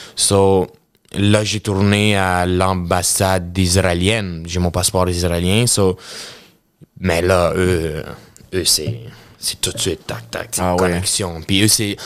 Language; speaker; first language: French; early bilingual, other home language; Russian